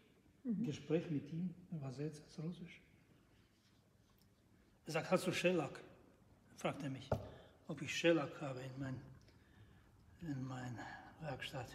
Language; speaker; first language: German; non-native, fluent; Russian